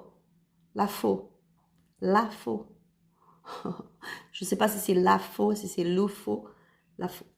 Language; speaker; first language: French; non-native, learner; Spanish